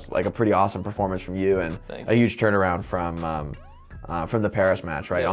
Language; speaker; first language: English; native; English